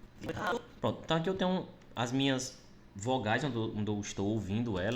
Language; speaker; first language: Portuguese; native; Portuguese